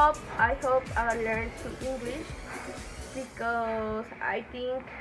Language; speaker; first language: English; non-native, learner; Spanish